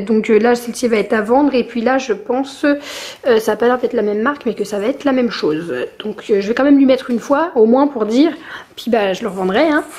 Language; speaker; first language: French; native; French